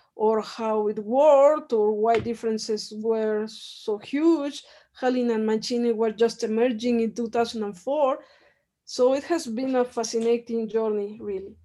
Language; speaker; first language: English; non-native, fluent; Spanish